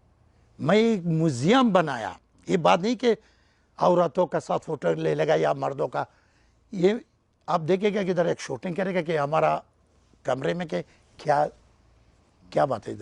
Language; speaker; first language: Hindi; non-native, learner; Persian